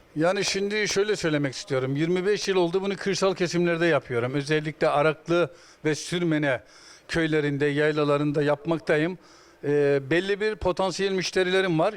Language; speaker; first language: Turkish; native; Turkish